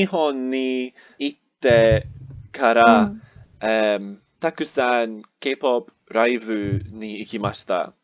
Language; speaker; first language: Japanese; non-native, learner; English